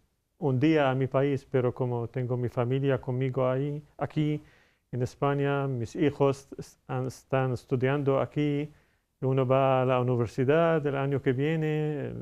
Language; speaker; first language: Spanish; non-native, fluent; Arabic